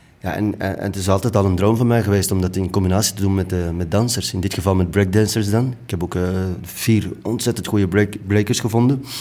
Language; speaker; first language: Dutch; native; Dutch